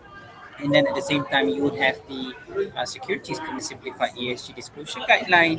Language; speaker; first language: English; non-native, local second language; Malay